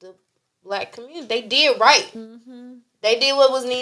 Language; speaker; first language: English; native; English